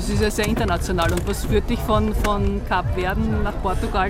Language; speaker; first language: German; native; German